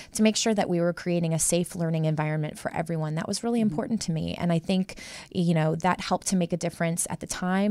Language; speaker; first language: English; native; English